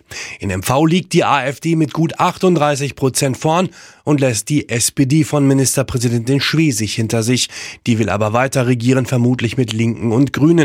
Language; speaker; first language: German; native; German